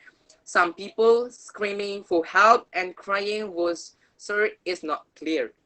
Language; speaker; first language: English; non-native, learner; Indonesian